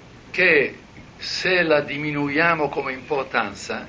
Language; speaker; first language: Italian; native; Italian